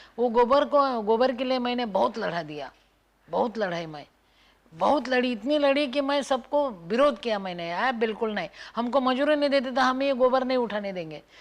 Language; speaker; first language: Hindi; non-native, local second language; Marathi